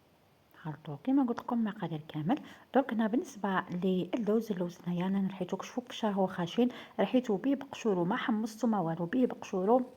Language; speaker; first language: Arabic; native; Arabic